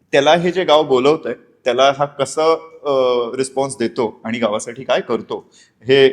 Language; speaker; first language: Marathi; native; Marathi